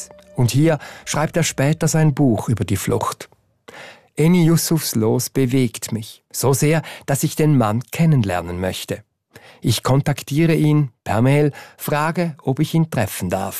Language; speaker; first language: German; native; German